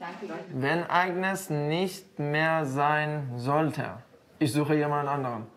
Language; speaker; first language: German; non-native, learner; Persian